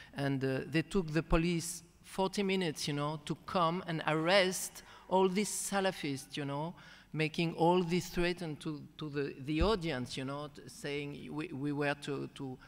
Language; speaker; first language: English; non-native, fluent; Arabic